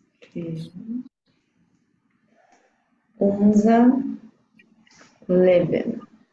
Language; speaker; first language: German; non-native, learner; Portuguese